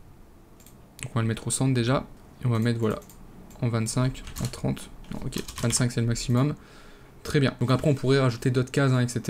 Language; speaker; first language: French; native; French